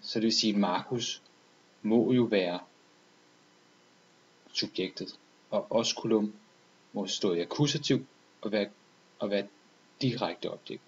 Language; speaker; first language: Danish; native; Danish